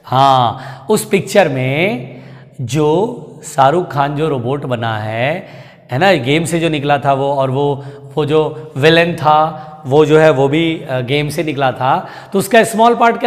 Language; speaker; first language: Hindi; native; Hindi